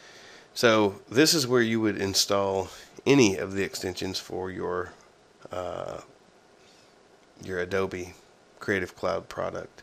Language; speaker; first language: English; native; English